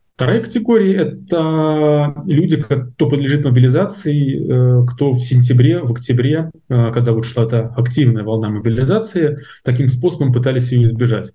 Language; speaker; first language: Russian; native; Russian